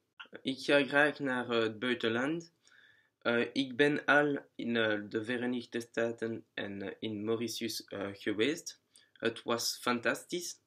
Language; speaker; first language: Dutch; non-native, learner; French